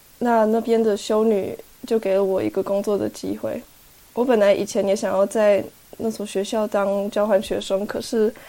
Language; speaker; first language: Chinese; early bilingual, heritage; Chinese